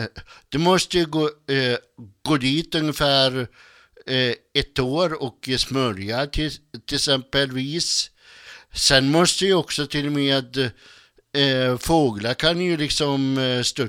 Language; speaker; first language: Swedish; native; Swedish